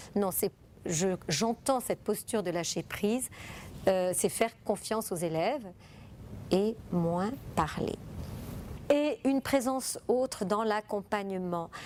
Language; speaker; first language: French; non-native, fluent; Italian